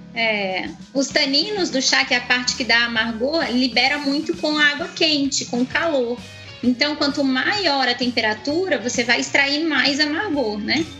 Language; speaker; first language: Portuguese; native; Portuguese